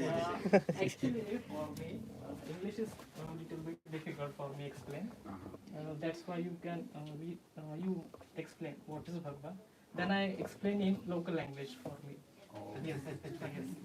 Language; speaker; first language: English; non-native, learner; Marathi